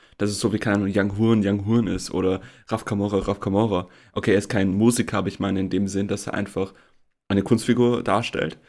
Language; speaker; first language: German; native; German